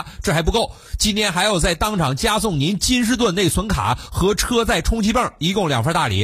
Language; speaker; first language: Chinese; native; Chinese